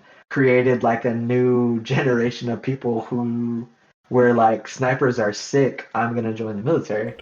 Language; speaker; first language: English; native; English